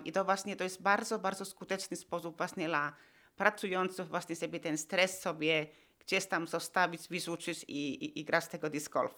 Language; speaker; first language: Polish; non-native, fluent; Finnish